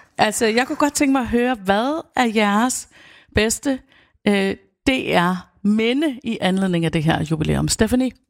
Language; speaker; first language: Danish; native; Danish